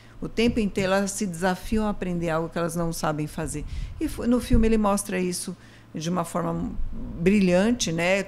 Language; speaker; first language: Portuguese; native; Portuguese